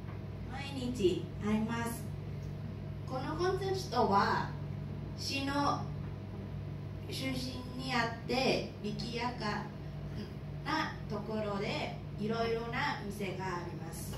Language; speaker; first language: Japanese; non-native, learner; Thai